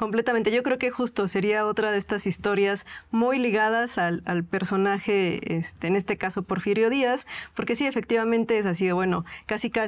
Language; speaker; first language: Spanish; native; Spanish